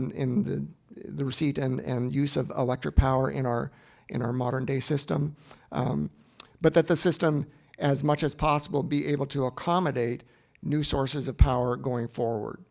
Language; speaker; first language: English; native; English